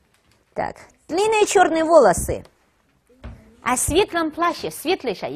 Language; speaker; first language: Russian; non-native, fluent; Chinese